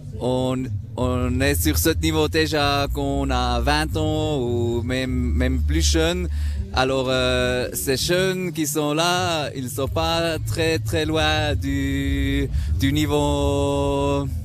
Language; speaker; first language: French; non-native, local second language; German